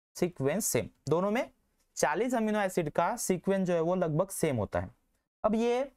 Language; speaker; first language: Hindi; non-native, local second language; Marathi